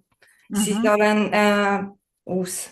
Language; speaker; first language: Estonian; non-native, learner; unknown